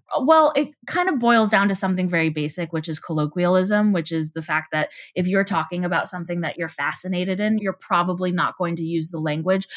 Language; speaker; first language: English; native; English